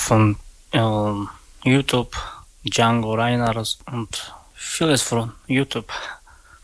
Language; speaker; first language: German; non-native, learner; Slovak